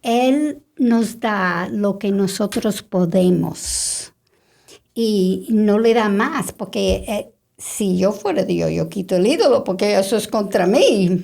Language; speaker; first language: Spanish; non-native, fluent; English